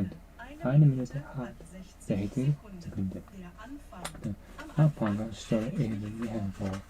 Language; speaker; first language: German; non-native, learner; Japanese